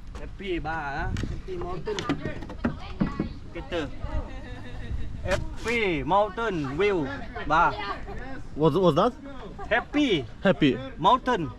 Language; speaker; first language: English; non-native, learner; Thai